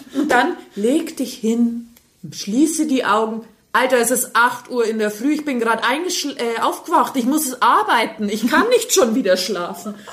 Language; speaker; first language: German; native; German